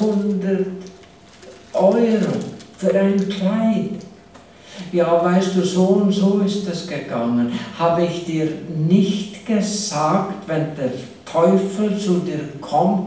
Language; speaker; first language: German; non-native, fluent; English